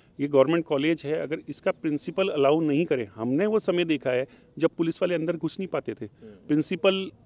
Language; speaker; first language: Hindi; native; Hindi